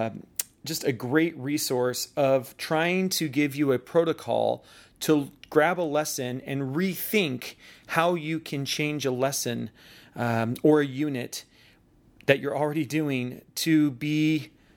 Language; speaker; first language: English; native; English